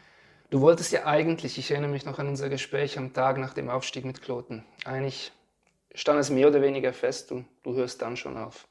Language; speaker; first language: German; native; German